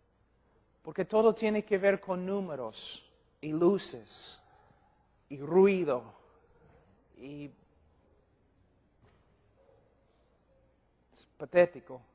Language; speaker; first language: Spanish; non-native, fluent; English